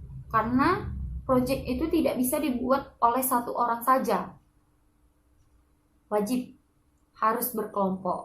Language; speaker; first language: Indonesian; native; Indonesian